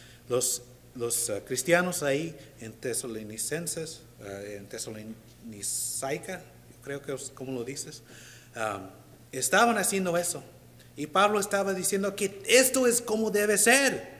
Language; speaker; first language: Spanish; non-native, learner; English